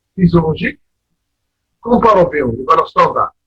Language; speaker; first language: French; non-native, local second language; Arabic